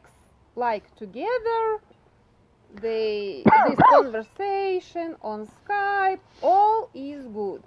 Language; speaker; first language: English; non-native, learner; Russian